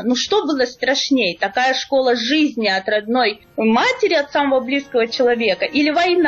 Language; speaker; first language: Russian; native; Russian